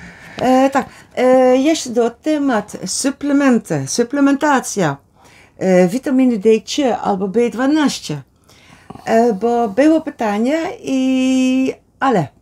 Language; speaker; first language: Polish; non-native, learner; Dutch